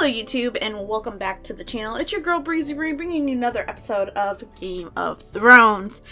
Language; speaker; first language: English; native; English